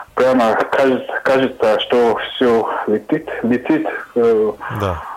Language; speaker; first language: Russian; non-native, fluent; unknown